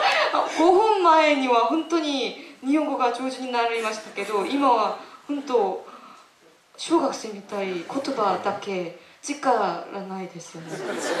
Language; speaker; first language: Japanese; non-native, learner; Korean